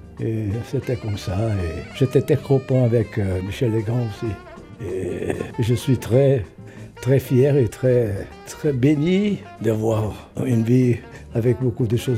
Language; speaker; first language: French; non-native, fluent; Portuguese